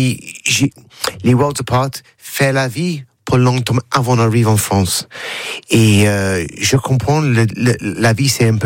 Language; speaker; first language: French; non-native, learner; English